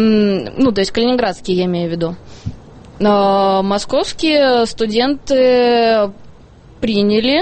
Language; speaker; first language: Russian; native; Russian